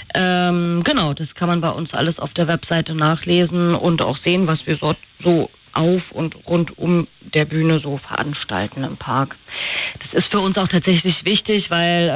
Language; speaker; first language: German; native; German